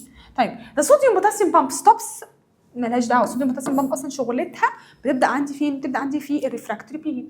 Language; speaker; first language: Arabic; native; Arabic